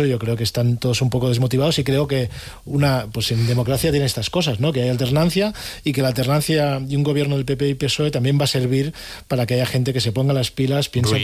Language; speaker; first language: Spanish; native; Spanish